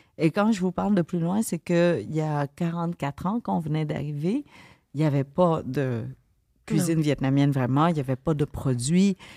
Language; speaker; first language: French; early bilingual, other home language; Vietnamese